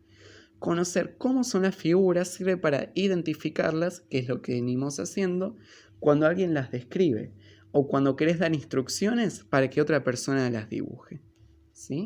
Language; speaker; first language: Spanish; native; Spanish